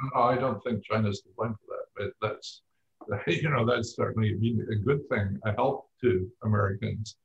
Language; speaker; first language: English; native; English